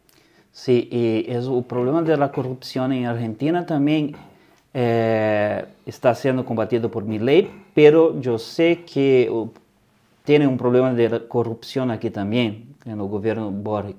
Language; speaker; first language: Spanish; non-native, fluent; Portuguese